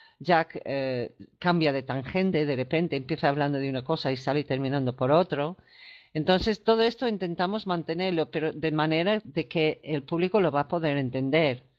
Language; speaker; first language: Spanish; non-native, fluent; English